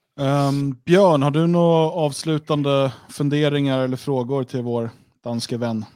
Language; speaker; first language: Swedish; native; Swedish